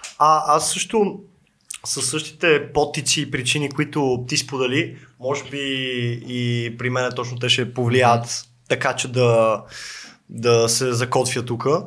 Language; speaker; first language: Bulgarian; native; Bulgarian